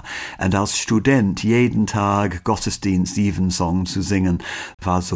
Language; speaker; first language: German; non-native, fluent; English